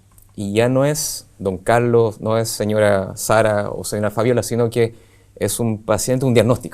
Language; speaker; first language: Spanish; native; Spanish